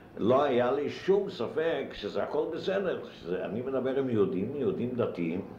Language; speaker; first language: Hebrew; non-native, fluent; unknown